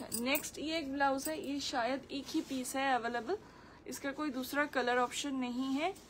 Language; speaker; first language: Hindi; non-native, local second language; Bangla